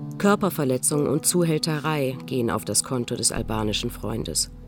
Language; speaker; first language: German; native; German